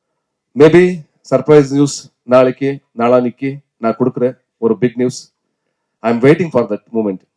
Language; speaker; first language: Tamil; non-native, learner; Kannada